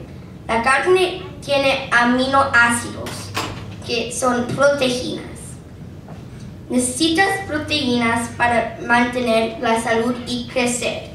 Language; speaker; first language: Spanish; non-native, learner; English